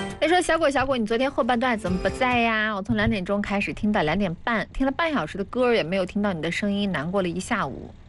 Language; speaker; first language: Chinese; native; Chinese